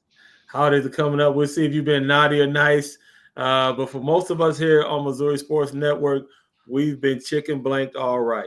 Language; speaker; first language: English; native; English